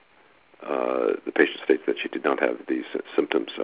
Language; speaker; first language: English; native; English